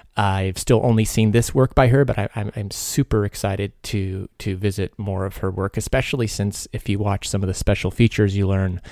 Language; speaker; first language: English; early bilingual, other home language; Hungarian